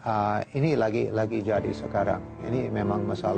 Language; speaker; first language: Indonesian; non-native, fluent; English